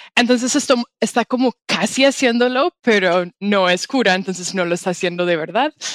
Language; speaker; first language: Spanish; non-native, fluent; English